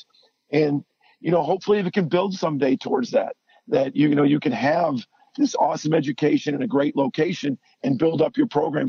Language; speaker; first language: English; native; English